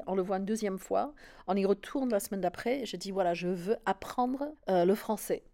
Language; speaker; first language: French; non-native, fluent; English